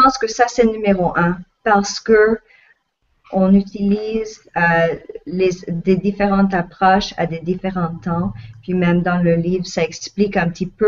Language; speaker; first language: French; non-native, local second language; English